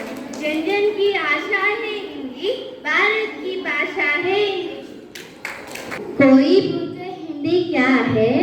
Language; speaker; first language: Hindi; non-native, local second language; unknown